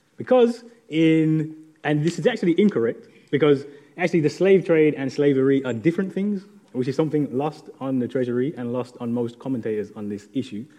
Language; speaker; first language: English; native; English